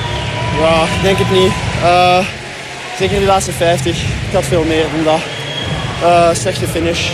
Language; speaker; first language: Dutch; non-native, local second language; French